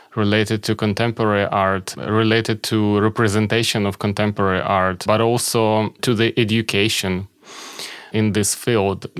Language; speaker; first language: English; non-native, fluent; Ukrainian